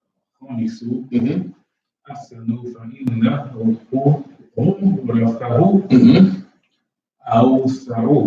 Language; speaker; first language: Arabic; non-native, learner; English